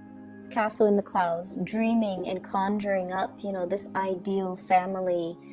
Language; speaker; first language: English; native; English